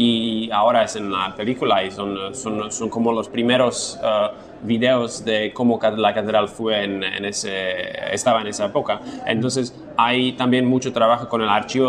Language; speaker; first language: Spanish; non-native, fluent; Slovak